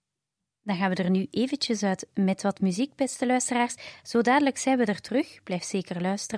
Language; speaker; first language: Dutch; native; Dutch